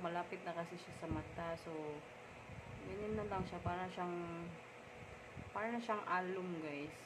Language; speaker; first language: Filipino; non-native, local second language; Cebuano